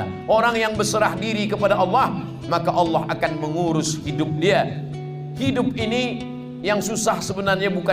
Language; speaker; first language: Malay; native; Malay